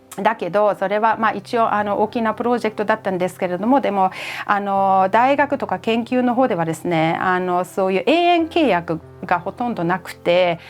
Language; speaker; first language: Japanese; non-native, fluent; German